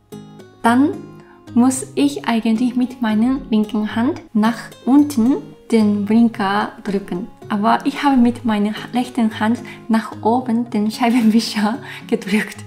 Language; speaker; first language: German; non-native, fluent; Japanese